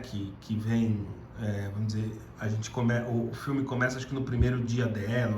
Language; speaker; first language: Portuguese; native; Portuguese